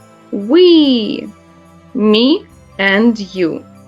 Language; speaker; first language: English; non-native, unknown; Ukrainian